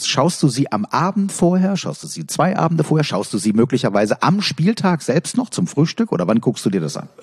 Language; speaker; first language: German; native; German